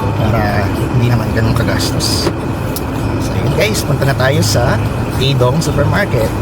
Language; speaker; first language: Filipino; native; Filipino